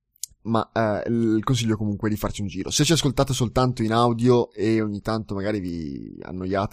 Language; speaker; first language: Italian; native; Italian